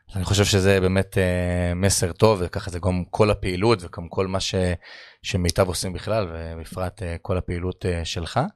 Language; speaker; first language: Hebrew; native; Hebrew